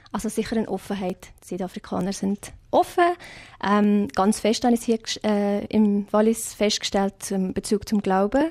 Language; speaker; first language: German; non-native, fluent; Afrikaans